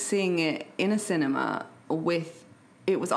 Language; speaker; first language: English; native; English